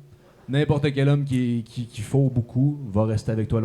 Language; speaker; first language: French; native; French